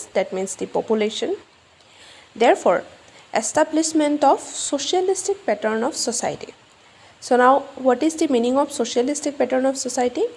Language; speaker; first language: English; non-native, local second language; Assamese